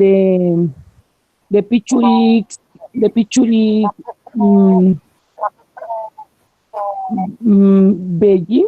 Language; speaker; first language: English; non-native, learner; Spanish